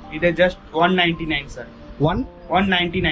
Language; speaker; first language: Tamil; non-native, learner; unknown